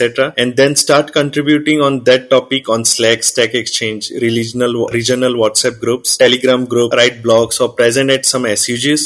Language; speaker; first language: English; non-native, local second language; Konkani